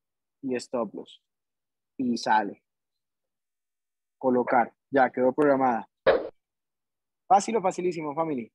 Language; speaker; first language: Spanish; native; Spanish